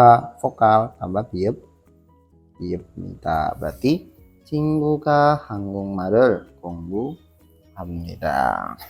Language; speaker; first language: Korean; non-native, learner; Indonesian